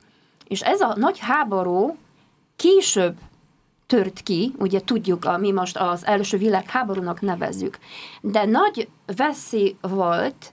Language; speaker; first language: Hungarian; non-native, fluent; Polish